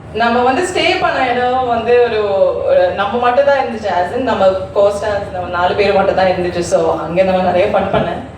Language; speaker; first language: Tamil; non-native, learner; Malayalam